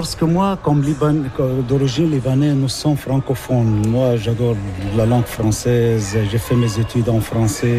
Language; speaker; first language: French; non-native, local second language; Arabic